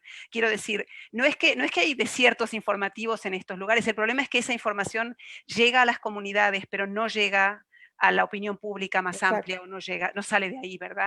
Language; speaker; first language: Spanish; native; Spanish